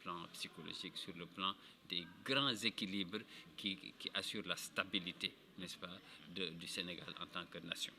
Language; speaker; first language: French; non-native, local second language; Wolof